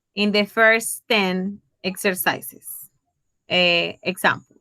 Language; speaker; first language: English; non-native, fluent; Spanish